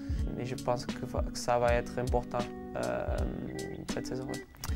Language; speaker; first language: French; non-native, learner; Portuguese